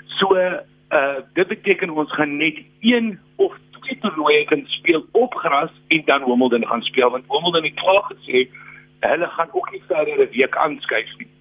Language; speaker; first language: Afrikaans; native; Afrikaans